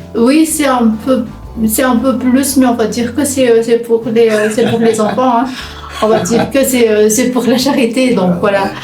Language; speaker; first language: French; non-native, local second language; Malagasy